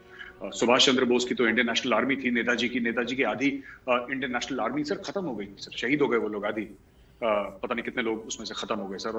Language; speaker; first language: Hindi; native; Hindi